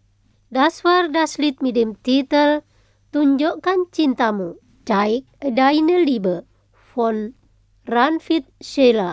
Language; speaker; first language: German; non-native, fluent; Indonesian